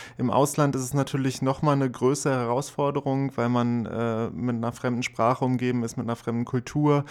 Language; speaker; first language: German; native; German